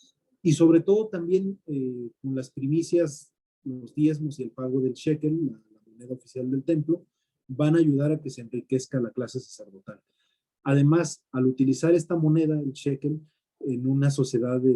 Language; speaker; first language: Spanish; native; Spanish